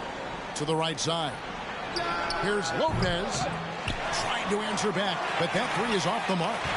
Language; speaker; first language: English; native; English